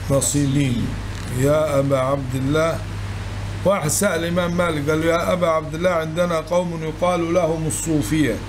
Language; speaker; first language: Arabic; native; Arabic